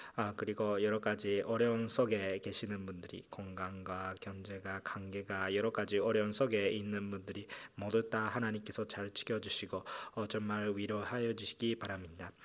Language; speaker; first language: Korean; non-native, fluent; Japanese